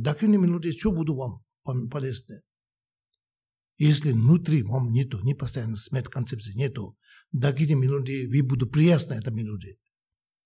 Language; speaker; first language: Russian; non-native, learner; Tibetan